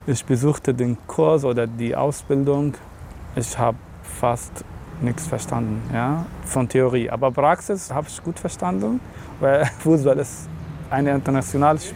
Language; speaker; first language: German; non-native, learner; Arabic